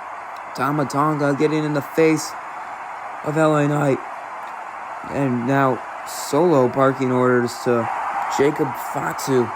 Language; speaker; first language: English; native; English